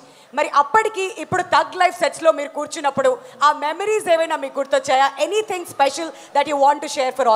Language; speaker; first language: Telugu; native; Telugu